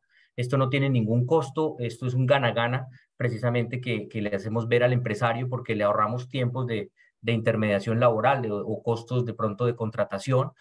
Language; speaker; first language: Spanish; native; Spanish